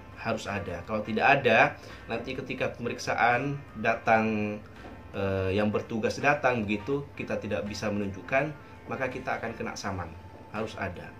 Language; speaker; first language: Indonesian; native; Indonesian